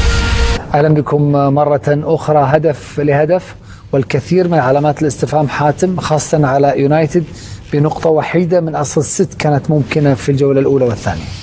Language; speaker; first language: Arabic; native; Arabic